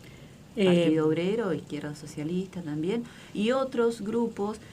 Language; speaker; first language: Spanish; native; Spanish